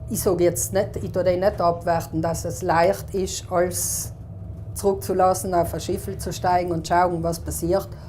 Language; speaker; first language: German; native; German